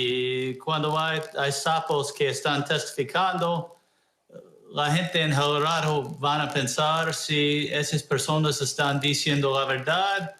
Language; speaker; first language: Spanish; early bilingual, heritage; Spanish